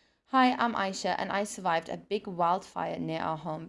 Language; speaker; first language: English; non-native, fluent; Turkish